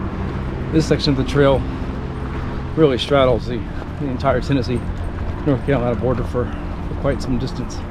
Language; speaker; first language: English; native; English